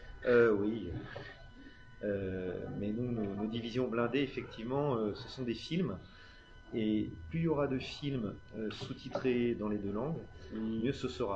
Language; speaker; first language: French; native; French